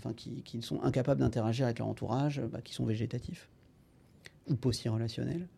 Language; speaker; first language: French; native; French